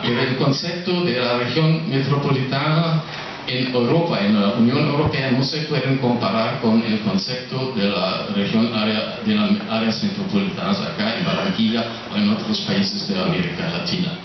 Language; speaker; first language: Spanish; non-native, fluent; German